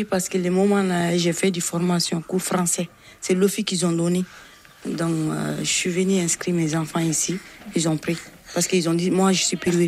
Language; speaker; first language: French; non-native, learner; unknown